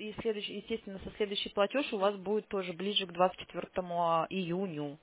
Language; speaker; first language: Russian; native; Russian